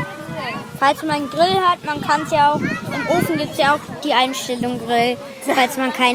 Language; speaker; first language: German; native; German